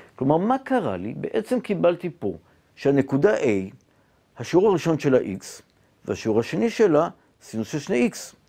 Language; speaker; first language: Hebrew; native; Hebrew